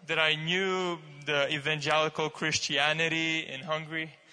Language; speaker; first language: English; non-native, fluent; Hungarian